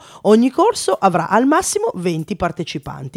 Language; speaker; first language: Italian; native; Italian